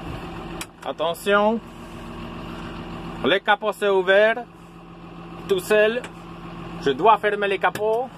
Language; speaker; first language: French; non-native, fluent; Polish